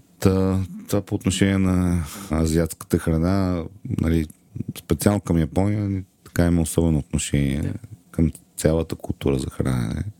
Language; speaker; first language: Bulgarian; native; Bulgarian